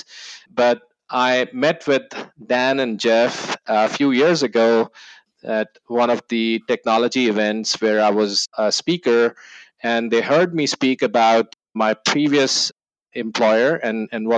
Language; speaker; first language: English; non-native, local second language; Hindi